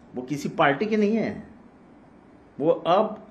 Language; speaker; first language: Hindi; non-native, local second language; Marathi